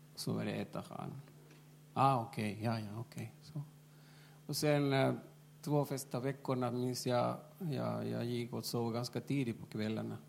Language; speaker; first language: Swedish; non-native, fluent; Spanish